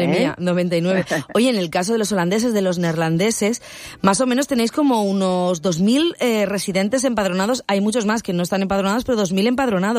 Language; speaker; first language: Spanish; native; Spanish